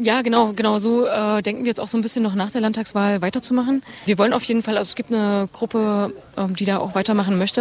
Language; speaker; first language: German; native; German